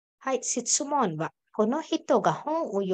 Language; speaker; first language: Japanese; non-native, fluent; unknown